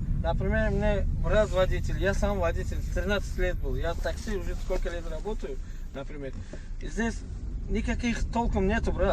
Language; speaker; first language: Russian; non-native, learner; Uzbek